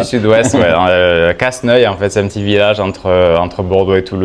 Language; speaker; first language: French; native; French